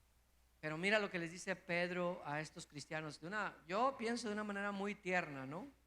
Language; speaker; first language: Spanish; native; Spanish